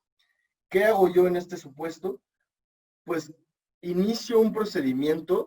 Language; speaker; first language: Spanish; native; Spanish